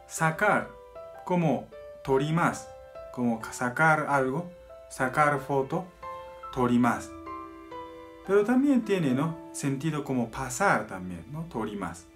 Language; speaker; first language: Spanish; non-native, fluent; Japanese